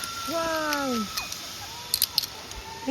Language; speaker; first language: English; non-native, learner; French